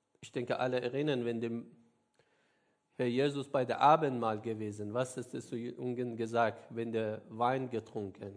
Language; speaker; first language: German; non-native, learner; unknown